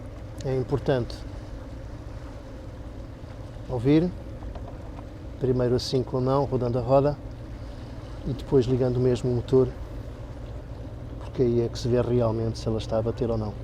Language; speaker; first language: Portuguese; native; Portuguese